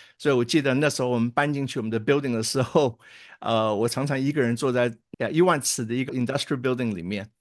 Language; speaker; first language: Chinese; native; Chinese